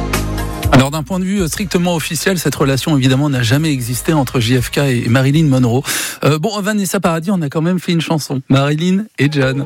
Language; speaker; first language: French; native; French